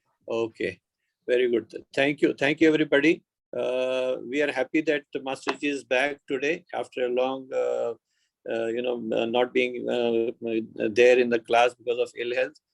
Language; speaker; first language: English; non-native, local second language; Kashmiri